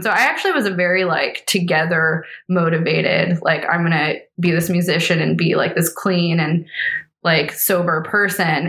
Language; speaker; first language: English; native; English